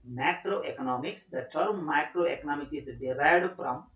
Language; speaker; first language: English; non-native, local second language; Telugu